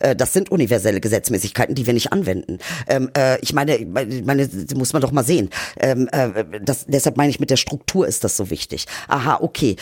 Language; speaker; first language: German; early bilingual, other home language; Turkish